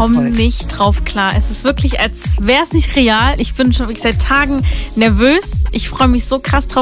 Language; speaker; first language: German; native; German